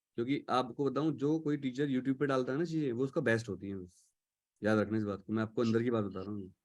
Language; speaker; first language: Hindi; native; Hindi